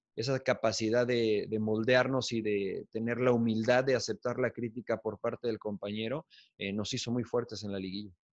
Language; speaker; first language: Spanish; native; Spanish